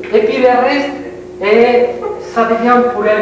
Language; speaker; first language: French; non-native, learner; Spanish